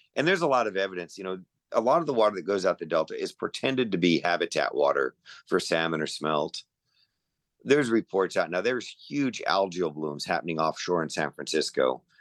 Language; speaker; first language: English; native; English